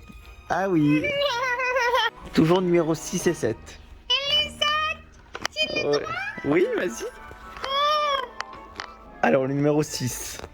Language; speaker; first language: French; native; French